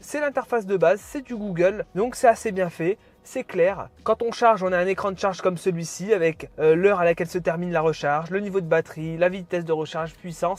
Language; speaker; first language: French; native; French